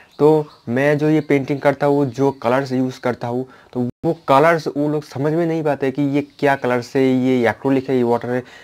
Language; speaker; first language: Hindi; non-native, local second language; Bangla